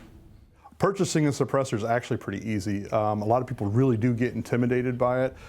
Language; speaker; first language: English; native; English